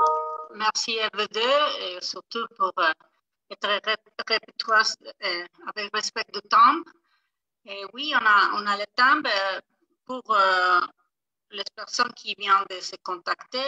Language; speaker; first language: French; non-native, fluent; Spanish